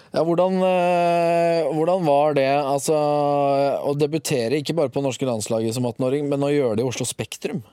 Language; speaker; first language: Norwegian; native; Norwegian